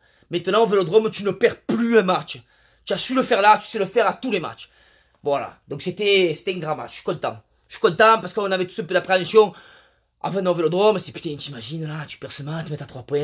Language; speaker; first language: French; native; French